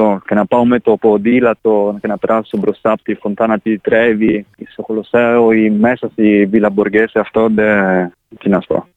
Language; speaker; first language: Greek; non-native, fluent; Italian